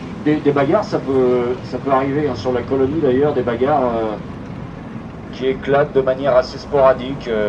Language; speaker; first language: French; native; French